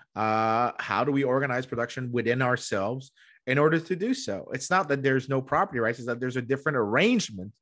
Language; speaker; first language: English; native; English